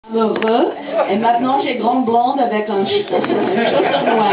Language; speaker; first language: French; non-native, fluent; English